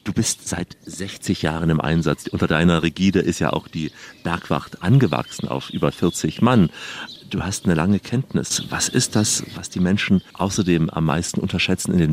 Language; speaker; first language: German; native; German